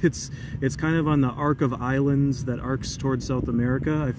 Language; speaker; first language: English; native; English